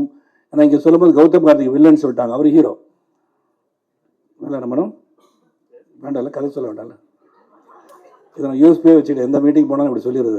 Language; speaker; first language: Tamil; native; Tamil